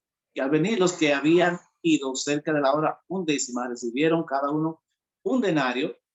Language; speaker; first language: Spanish; native; Spanish